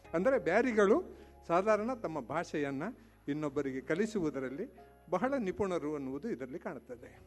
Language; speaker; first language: Kannada; non-native, local second language; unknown